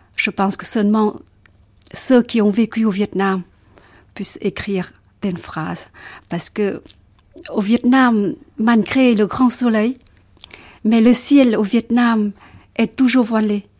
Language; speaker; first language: French; non-native, fluent; Vietnamese